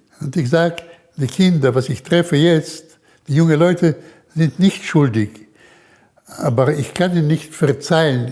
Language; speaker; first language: German; early bilingual, heritage; German